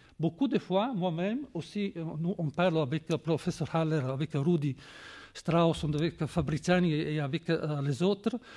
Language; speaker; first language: French; non-native, fluent; Italian